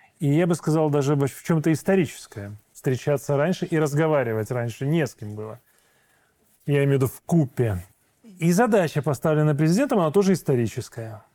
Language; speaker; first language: Russian; native; Russian